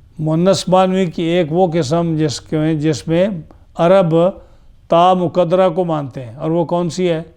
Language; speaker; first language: Urdu; non-native, local second language; Punjabi